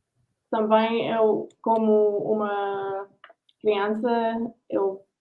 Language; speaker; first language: Portuguese; non-native, learner; English